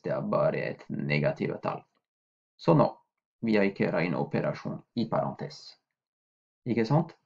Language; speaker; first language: Norwegian; non-native, fluent; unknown